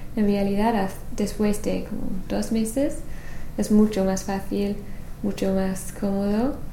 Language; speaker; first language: Spanish; non-native, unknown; English